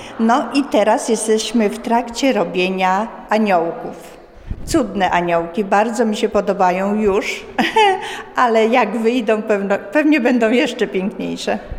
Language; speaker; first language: Polish; native; Polish